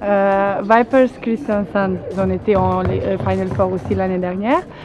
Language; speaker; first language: French; non-native, fluent; Slovenian